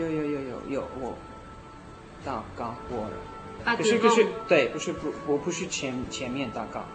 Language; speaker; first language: Chinese; non-native, learner; French